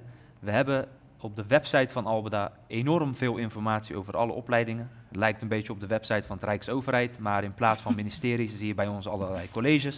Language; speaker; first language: Dutch; native; Dutch